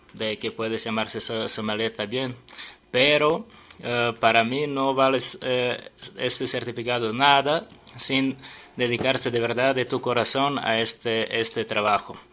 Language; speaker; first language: Spanish; non-native, learner; Serbian